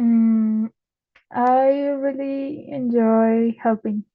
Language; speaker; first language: English; non-native, learner; Spanish